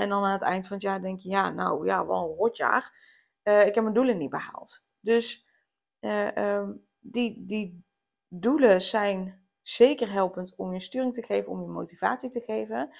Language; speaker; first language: Dutch; native; Dutch